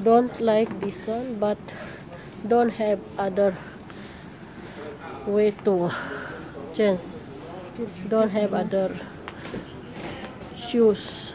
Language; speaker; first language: English; non-native, local second language; Filipino